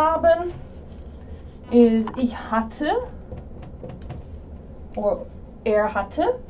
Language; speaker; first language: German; non-native, fluent; English